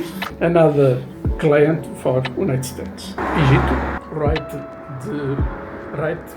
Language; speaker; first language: English; non-native, learner; Portuguese